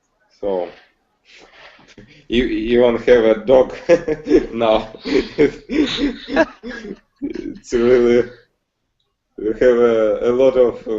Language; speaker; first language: English; non-native, learner; Russian